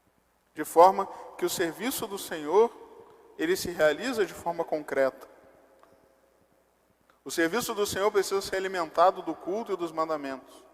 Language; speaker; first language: Portuguese; native; Portuguese